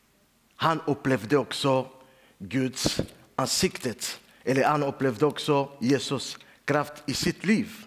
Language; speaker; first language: Swedish; non-native, learner; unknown